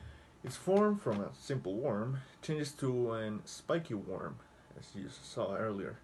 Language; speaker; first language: English; non-native, fluent; Spanish